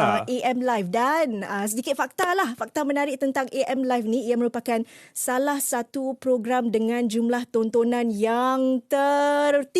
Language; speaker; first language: Malay; native; Malay